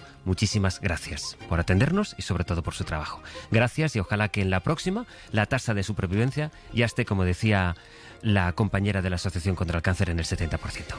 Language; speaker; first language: Spanish; native; Spanish